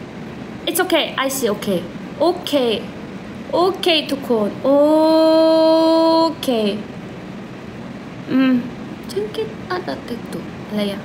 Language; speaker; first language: English; non-native, learner; Thai